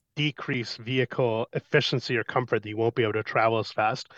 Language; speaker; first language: English; native; English